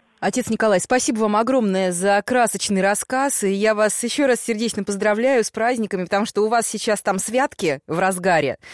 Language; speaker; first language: Russian; native; Russian